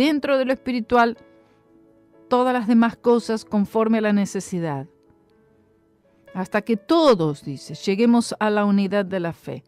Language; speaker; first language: Spanish; native; Spanish